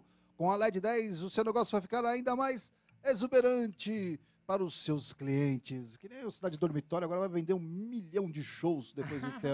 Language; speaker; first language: Portuguese; native; Portuguese